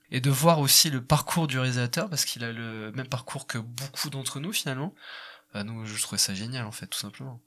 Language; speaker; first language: French; native; French